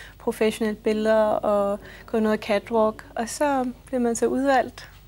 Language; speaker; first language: Danish; early bilingual, other home language; Belarusian